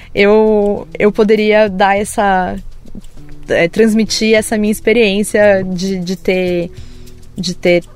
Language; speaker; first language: Portuguese; native; Portuguese